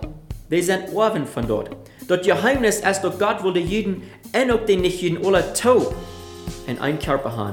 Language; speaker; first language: German; non-native, learner; Afrikaans